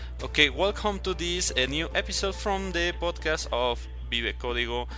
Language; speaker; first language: English; non-native, learner; Spanish